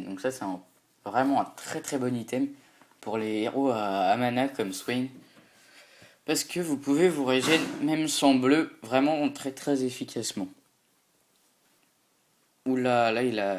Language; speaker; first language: French; native; French